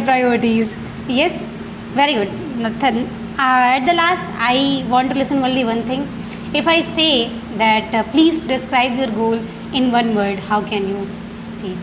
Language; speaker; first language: English; non-native, learner; Hindi